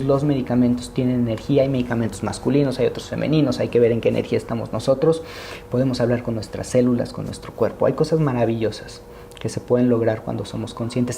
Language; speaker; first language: Spanish; native; Spanish